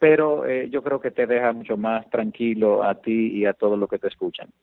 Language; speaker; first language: Spanish; native; Spanish